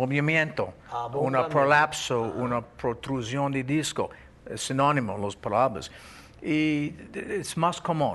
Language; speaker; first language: Spanish; non-native, fluent; English